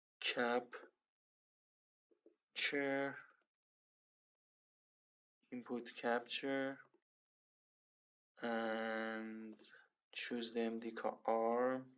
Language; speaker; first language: English; non-native, learner; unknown